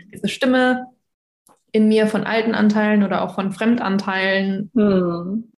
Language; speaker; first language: German; early bilingual, other home language; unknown